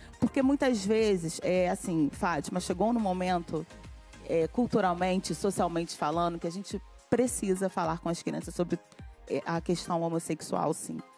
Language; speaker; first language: Portuguese; native; Portuguese